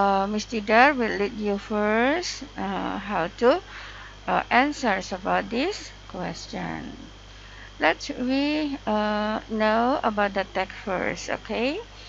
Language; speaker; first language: English; non-native, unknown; Indonesian